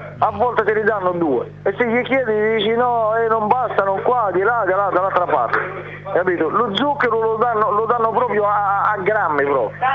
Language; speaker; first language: Italian; non-native, fluent; Arabic